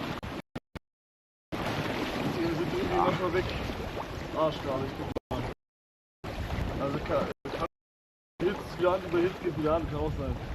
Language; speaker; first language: German; native; German